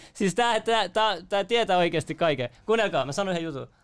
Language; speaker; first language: Finnish; native; Finnish